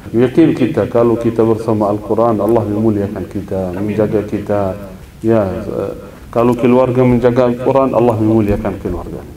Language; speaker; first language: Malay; non-native, fluent; Arabic